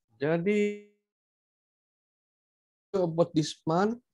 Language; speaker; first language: English; non-native, local second language; Malay